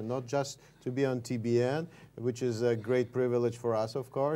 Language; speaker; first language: English; non-native, fluent; Russian